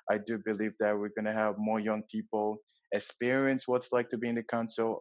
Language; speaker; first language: English; non-native, local second language; Yoruba